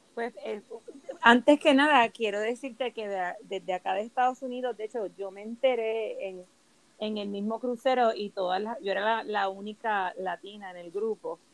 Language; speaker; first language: Spanish; native; Spanish